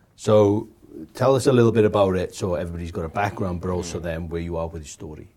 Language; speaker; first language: English; native; English